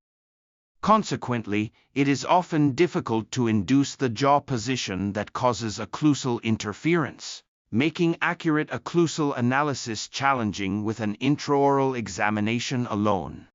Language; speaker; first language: English; non-native, fluent; Japanese